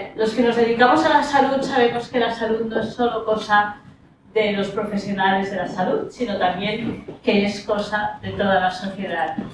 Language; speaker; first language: Spanish; native; Spanish